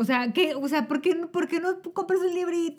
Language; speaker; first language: Spanish; native; Spanish